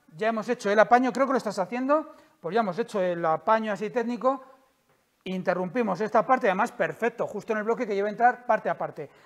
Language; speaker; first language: Spanish; native; Spanish